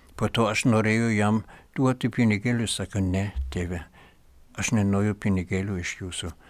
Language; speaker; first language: Lithuanian; non-native, fluent; German